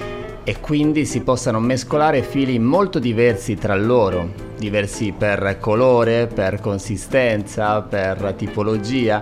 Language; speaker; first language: Italian; native; Italian